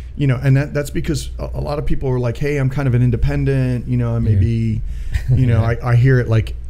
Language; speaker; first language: English; native; English